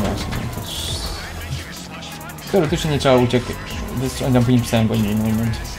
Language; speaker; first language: Polish; native; Polish